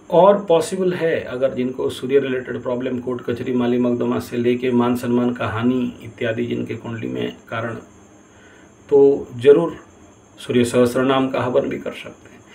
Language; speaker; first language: Hindi; non-native, local second language; Odia